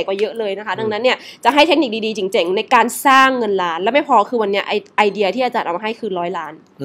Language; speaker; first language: Thai; native; Thai